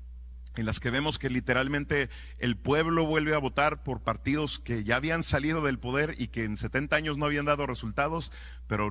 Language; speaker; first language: Spanish; native; Spanish